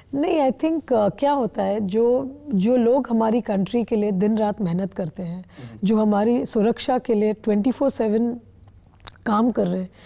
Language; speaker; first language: Hindi; non-native, local second language; Bangla